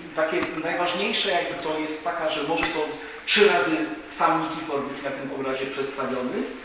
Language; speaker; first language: Polish; native; Polish